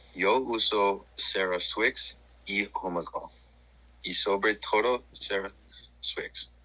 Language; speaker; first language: Spanish; non-native, learner; English